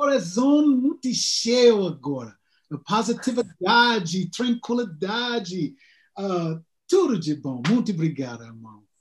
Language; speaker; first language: Portuguese; non-native, learner; English